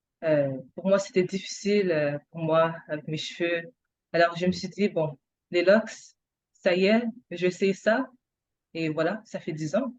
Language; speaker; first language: French; non-native, fluent; English